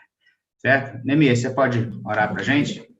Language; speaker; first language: Portuguese; native; Portuguese